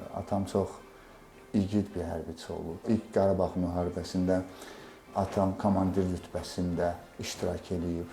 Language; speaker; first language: Azerbaijani; native; Azerbaijani